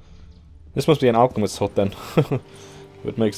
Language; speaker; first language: English; native; English